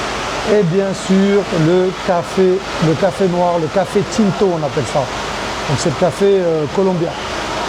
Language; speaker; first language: French; native; French